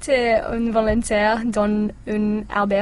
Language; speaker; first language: French; non-native, learner; English